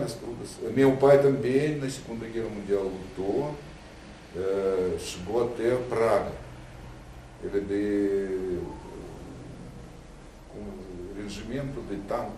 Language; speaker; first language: Portuguese; non-native, learner; Russian